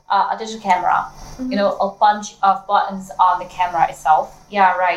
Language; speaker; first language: English; non-native, fluent; Chinese